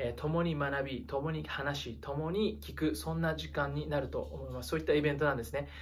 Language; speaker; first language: Japanese; native; Japanese